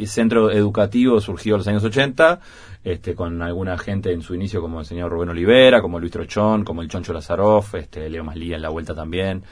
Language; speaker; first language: Spanish; native; Spanish